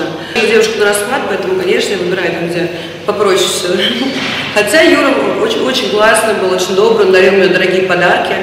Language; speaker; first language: Russian; native; Russian